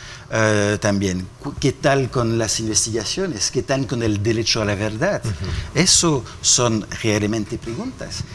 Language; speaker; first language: Spanish; non-native, fluent; French